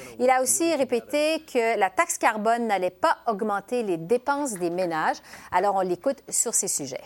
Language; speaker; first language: French; native; French